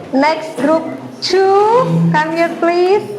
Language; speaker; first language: English; non-native, learner; Indonesian